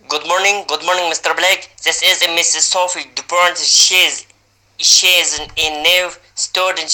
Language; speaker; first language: English; non-native, learner; Uyghur